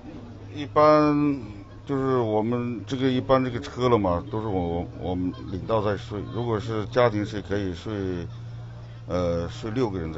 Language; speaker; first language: Chinese; native; Chinese